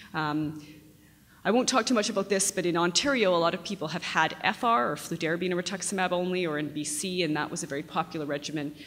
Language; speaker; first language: English; native; English